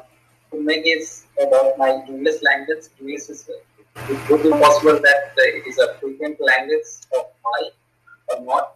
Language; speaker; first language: English; non-native, learner; Hindi